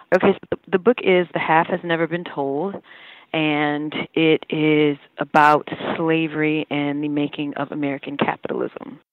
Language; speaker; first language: English; native; English